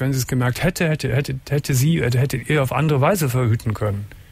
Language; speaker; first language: German; native; German